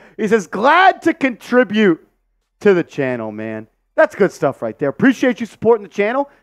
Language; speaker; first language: English; native; English